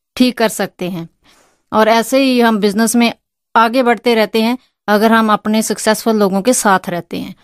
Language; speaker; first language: Hindi; non-native, local second language; Punjabi